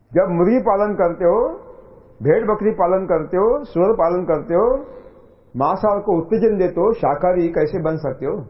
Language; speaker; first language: Hindi; non-native, local second language; Marathi